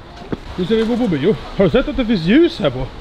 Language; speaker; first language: Swedish; native; Swedish